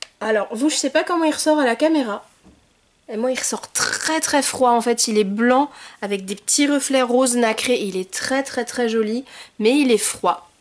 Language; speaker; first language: French; native; French